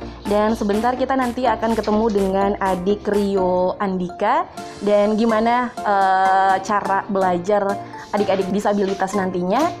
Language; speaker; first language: Indonesian; native; Indonesian